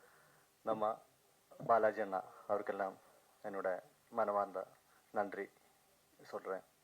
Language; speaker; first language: Tamil; non-native, learner; Malayalam